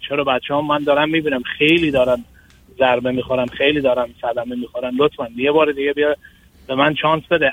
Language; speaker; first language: Persian; native; Persian